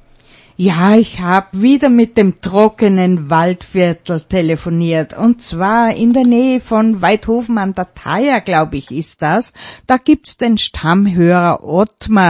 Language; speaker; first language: German; native; German